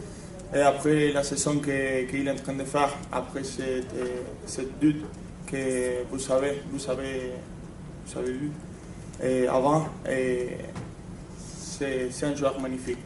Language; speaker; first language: French; non-native, fluent; Spanish